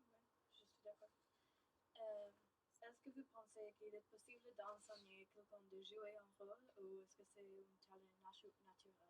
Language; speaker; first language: French; non-native, learner; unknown